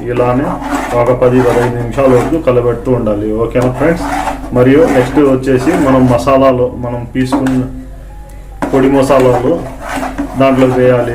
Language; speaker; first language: Telugu; non-native, local second language; Urdu